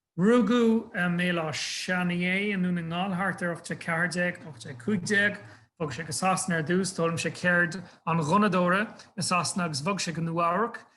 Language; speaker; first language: Irish; non-native, local second language; English